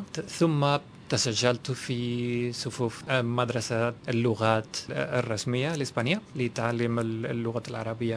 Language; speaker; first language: Arabic; non-native, fluent; Spanish